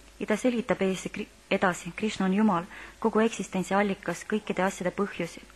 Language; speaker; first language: Estonian; non-native, local second language; Russian